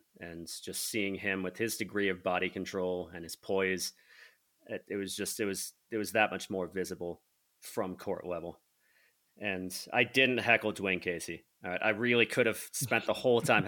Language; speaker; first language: English; native; English